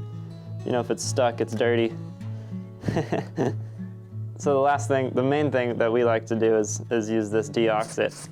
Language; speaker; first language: English; native; English